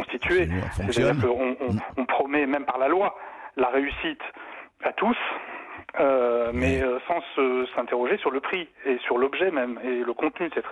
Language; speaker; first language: French; native; French